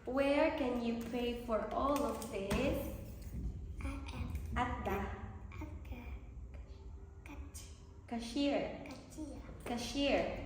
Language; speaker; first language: English; non-native, learner; Vietnamese